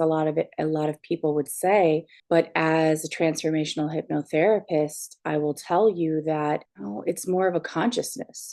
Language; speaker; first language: English; native; English